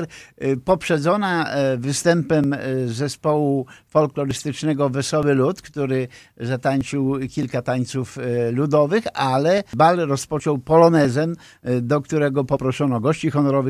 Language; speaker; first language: Polish; native; Polish